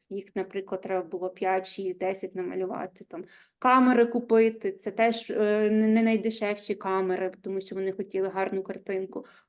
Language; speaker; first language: Ukrainian; native; Ukrainian